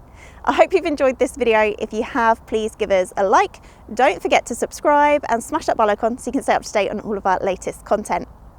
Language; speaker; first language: English; native; English